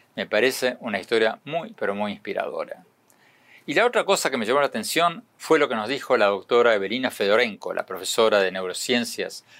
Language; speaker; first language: Spanish; native; Spanish